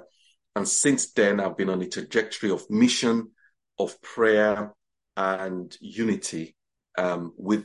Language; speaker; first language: English; non-native, local second language; Yoruba